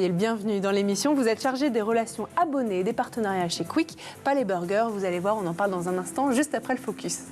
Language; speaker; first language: French; native; French